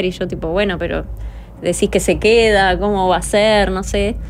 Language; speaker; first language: Spanish; native; Spanish